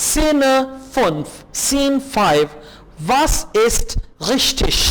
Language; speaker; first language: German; non-native, learner; Urdu